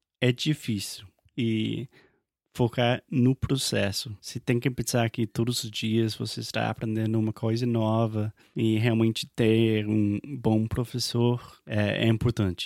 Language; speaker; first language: Portuguese; non-native, fluent; English